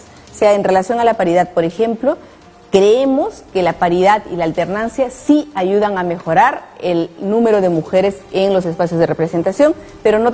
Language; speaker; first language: Spanish; native; Spanish